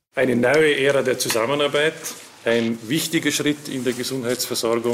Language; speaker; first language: German; native; German